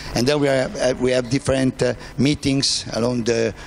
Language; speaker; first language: English; non-native, fluent; Italian